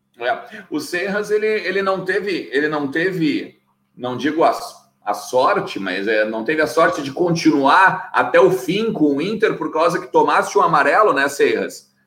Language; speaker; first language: Portuguese; native; Portuguese